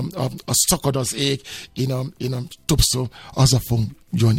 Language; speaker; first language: Hungarian; non-native, fluent; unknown